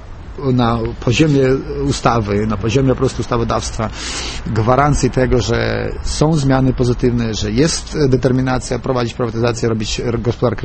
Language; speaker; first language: Polish; non-native, fluent; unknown